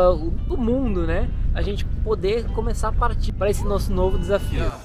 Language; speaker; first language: Portuguese; native; Portuguese